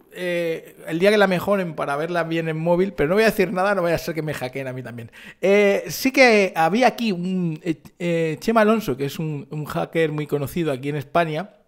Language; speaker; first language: Spanish; native; Spanish